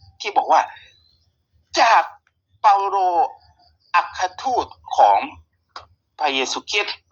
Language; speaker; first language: Thai; native; Thai